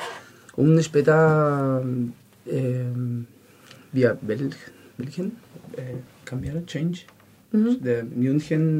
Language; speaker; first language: German; non-native, learner; Spanish